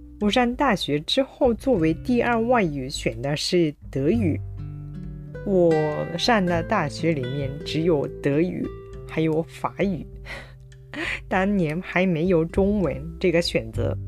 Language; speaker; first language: Chinese; non-native, fluent; Japanese